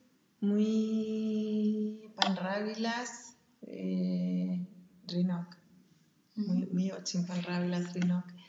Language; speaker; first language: Russian; non-native, learner; German